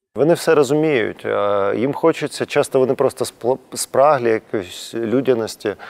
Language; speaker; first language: Ukrainian; native; Ukrainian